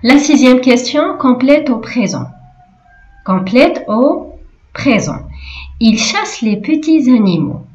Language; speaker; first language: French; non-native, local second language; Arabic